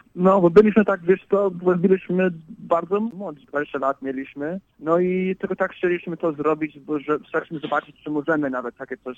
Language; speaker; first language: Polish; early bilingual, heritage; English